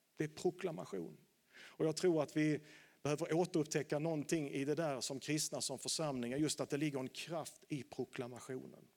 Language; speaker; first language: Swedish; native; Swedish